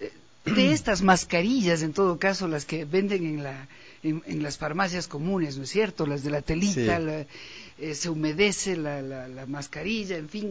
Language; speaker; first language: Spanish; native; Spanish